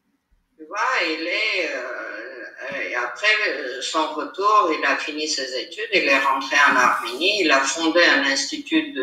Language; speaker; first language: French; non-native, fluent; Armenian